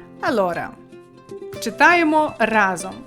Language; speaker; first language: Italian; non-native, fluent; Ukrainian